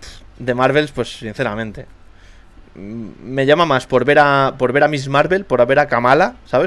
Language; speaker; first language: Spanish; native; Spanish